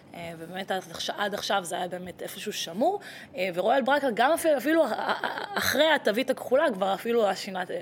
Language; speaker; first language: Hebrew; early bilingual, other home language; Russian